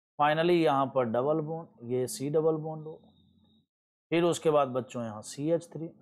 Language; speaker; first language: Hindi; native; Hindi